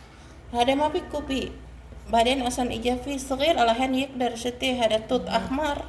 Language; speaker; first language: Arabic; non-native, learner; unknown